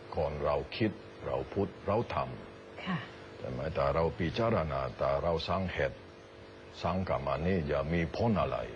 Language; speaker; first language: Thai; non-native, fluent; Indonesian